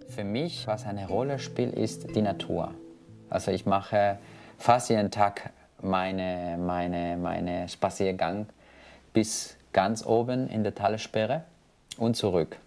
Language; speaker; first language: German; non-native, fluent; Spanish